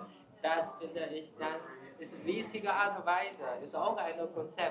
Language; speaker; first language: German; non-native, learner; Chinese